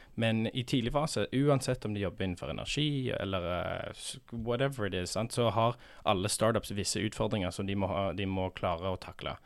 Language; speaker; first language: Norwegian; early bilingual, heritage; English